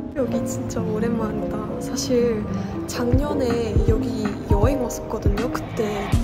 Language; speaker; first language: Korean; non-native, fluent; German